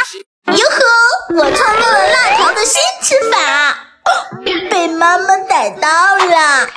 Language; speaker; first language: Chinese; native; Chinese